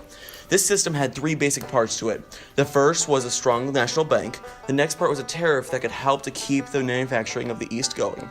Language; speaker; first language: English; native; English